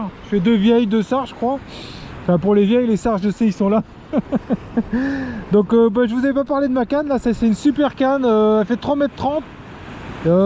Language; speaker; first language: French; native; French